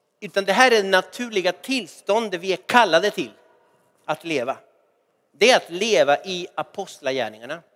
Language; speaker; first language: Swedish; non-native, fluent; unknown